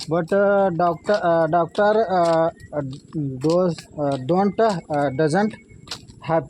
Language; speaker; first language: English; non-native, learner; Hindi